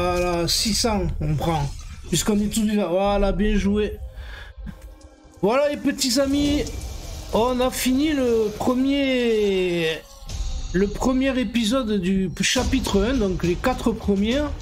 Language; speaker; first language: French; native; French